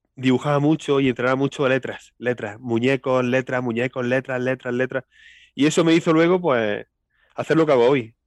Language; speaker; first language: Spanish; native; Spanish